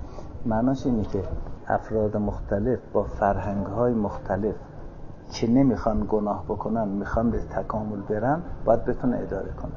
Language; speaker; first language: Persian; native; Persian